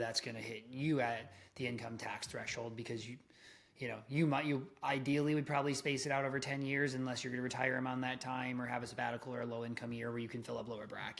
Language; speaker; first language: English; native; English